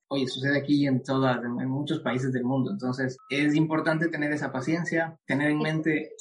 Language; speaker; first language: Spanish; native; Spanish